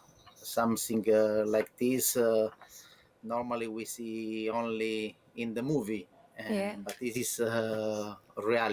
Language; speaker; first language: English; non-native, learner; Italian